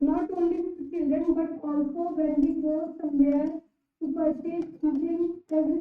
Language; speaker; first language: English; non-native, learner; Hindi